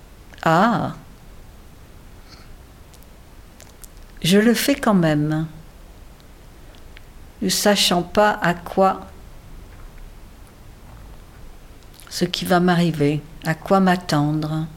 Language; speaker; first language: French; native; French